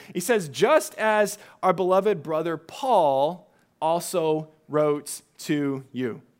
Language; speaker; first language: English; native; English